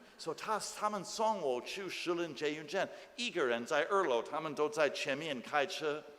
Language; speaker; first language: Chinese; non-native, fluent; English